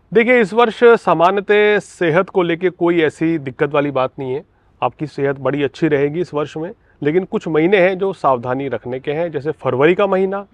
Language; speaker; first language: Hindi; native; Hindi